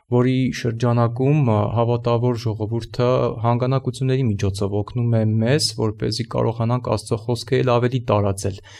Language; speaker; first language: Armenian; native; Armenian